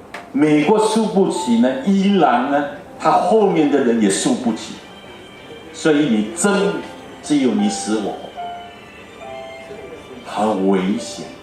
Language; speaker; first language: Chinese; early bilingual, heritage; Chinese